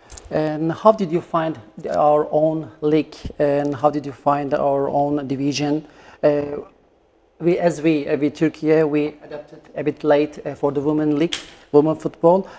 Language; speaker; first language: English; non-native, fluent; Turkish